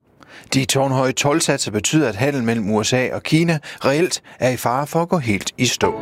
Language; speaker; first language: Danish; native; Danish